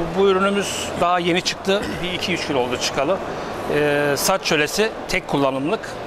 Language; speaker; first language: Turkish; native; Turkish